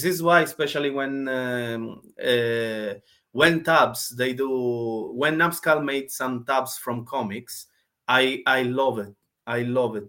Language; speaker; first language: English; non-native, learner; Italian